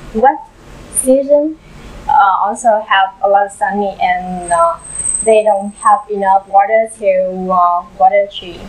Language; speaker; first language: English; non-native, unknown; Vietnamese